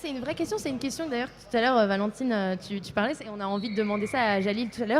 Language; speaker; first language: French; native; French